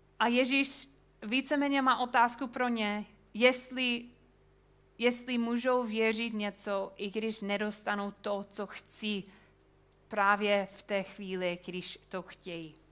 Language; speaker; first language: Czech; non-native, fluent; English